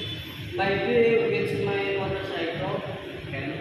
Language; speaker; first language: English; non-native, learner; Indonesian